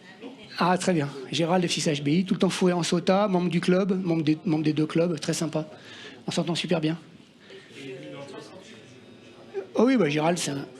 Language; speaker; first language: French; native; French